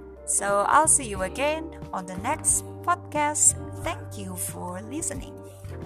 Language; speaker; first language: English; non-native, fluent; Indonesian